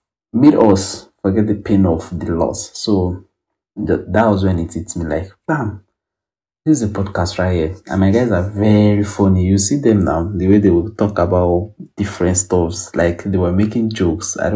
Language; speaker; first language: English; non-native, local second language; Yoruba